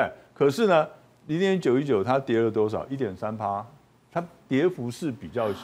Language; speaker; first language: Chinese; native; Chinese